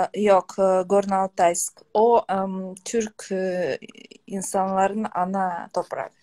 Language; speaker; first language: Turkish; non-native, learner; Russian